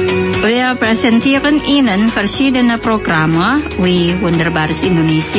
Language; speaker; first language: German; non-native, fluent; Indonesian